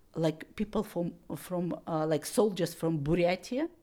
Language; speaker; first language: English; non-native, learner; Russian